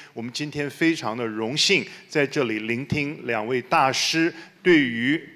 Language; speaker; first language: Chinese; native; Chinese